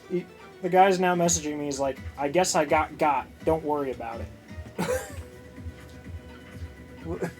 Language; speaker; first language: English; native; English